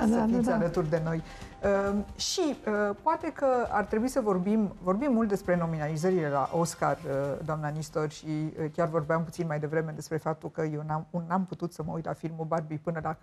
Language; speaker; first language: Romanian; native; Romanian